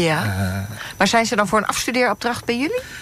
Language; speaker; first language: Dutch; native; Dutch